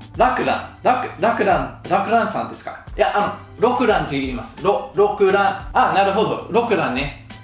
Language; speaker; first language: Japanese; non-native, fluent; English